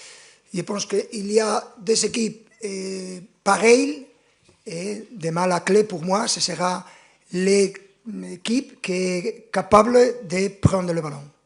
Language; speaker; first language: French; non-native, fluent; Spanish